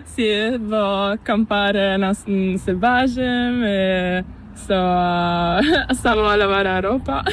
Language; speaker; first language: Spanish; non-native, learner; Portuguese